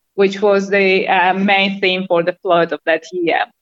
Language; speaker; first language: English; non-native, fluent; Armenian